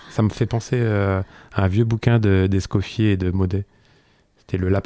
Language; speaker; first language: French; native; French